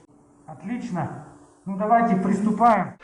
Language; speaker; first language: Russian; native; Russian